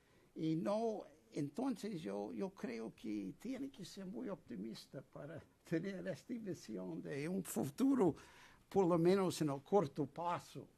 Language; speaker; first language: Spanish; non-native, fluent; English